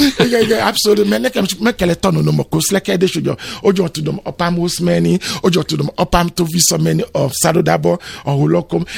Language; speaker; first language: Hungarian; non-native, fluent; Yoruba